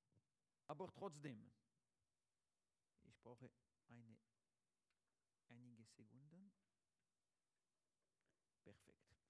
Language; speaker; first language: German; non-native, learner; French